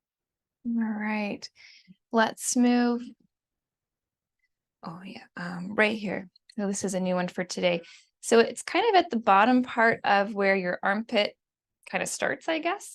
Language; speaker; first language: English; native; English